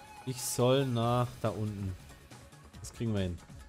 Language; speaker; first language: German; native; German